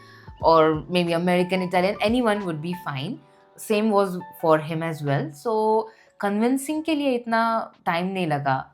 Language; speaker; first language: English; non-native, local second language; Hindi